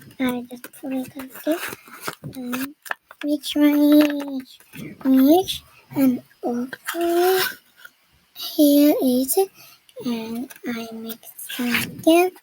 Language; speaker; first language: English; non-native, learner; Korean